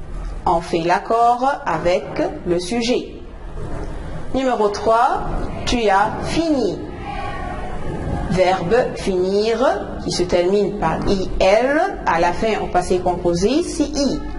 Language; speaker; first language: French; non-native, fluent; Arabic